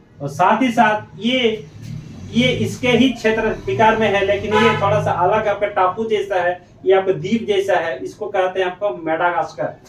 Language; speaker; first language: Hindi; native; Hindi